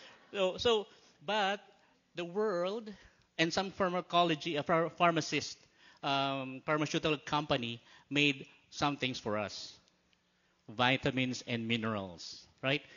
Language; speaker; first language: English; non-native, local second language; Filipino